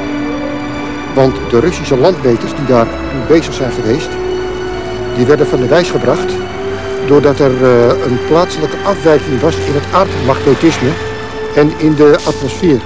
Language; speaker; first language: Dutch; native; Dutch